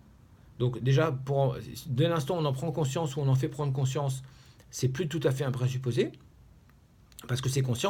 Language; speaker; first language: French; native; French